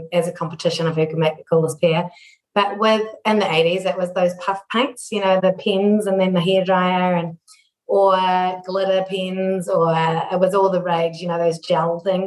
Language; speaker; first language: English; native; English